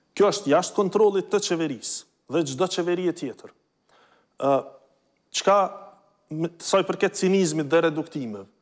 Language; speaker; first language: Albanian; native; Albanian